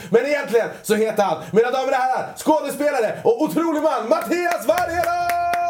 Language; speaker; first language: Swedish; early bilingual, other home language; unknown